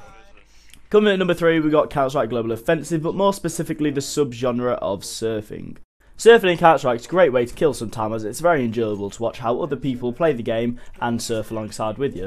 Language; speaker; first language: English; native; English